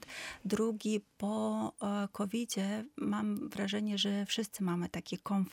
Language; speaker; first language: Polish; non-native, fluent; Ukrainian